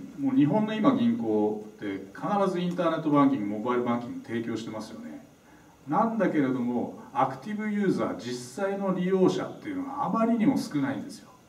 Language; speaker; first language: Japanese; native; Japanese